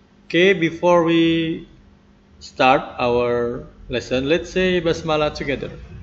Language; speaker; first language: English; non-native, learner; Indonesian